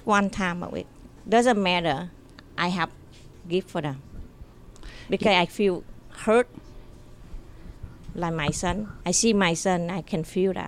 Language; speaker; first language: English; non-native, learner; Vietnamese